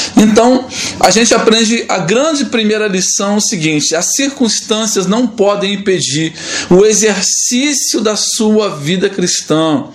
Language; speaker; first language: Portuguese; native; Portuguese